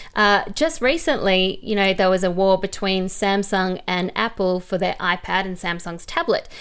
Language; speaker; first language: English; native; English